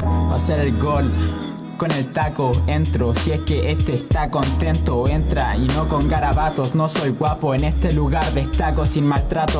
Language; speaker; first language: Spanish; native; Spanish